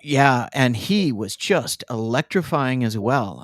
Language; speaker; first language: English; native; English